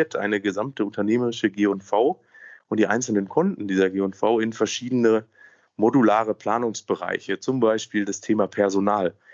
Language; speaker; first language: German; native; German